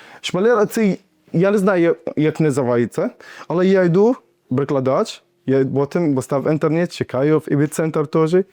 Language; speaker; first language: Ukrainian; non-native, learner; Arabic